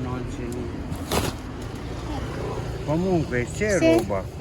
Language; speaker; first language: Italian; non-native, learner; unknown